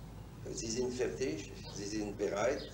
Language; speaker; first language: German; non-native, fluent; French